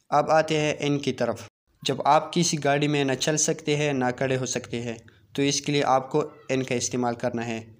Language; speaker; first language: Urdu; non-native, local second language; Pashto